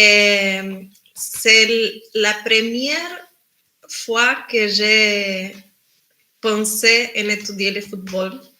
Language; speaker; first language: French; non-native, learner; Spanish